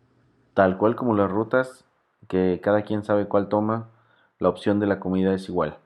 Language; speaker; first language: Spanish; native; Spanish